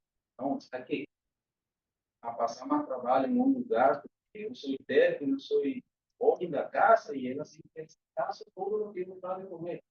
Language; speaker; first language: Portuguese; non-native, learner; Spanish